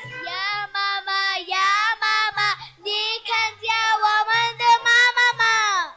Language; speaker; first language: Chinese; non-native, learner; Mongolian